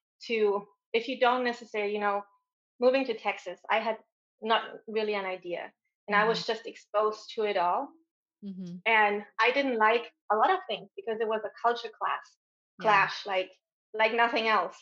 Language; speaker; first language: English; non-native, fluent; German